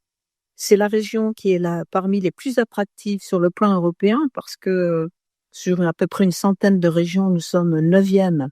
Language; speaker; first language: French; native; French